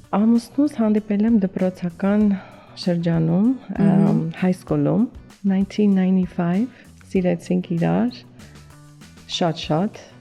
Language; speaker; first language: Armenian; early bilingual, heritage; Armenian